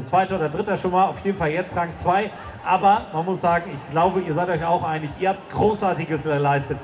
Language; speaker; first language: German; native; German